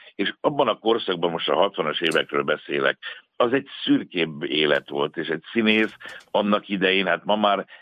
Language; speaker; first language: Hungarian; native; Hungarian